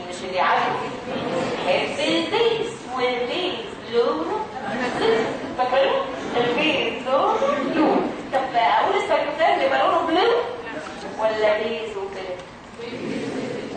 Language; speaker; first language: Arabic; native; Arabic